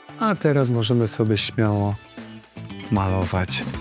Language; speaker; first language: Polish; native; Polish